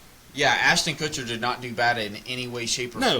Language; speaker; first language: English; native; English